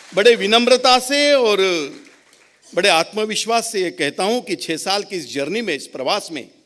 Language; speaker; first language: Hindi; non-native, local second language; Marathi